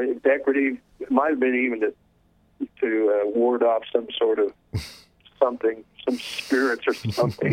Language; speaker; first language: English; native; English